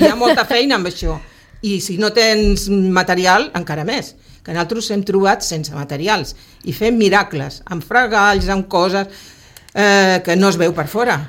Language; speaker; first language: Catalan; native; Catalan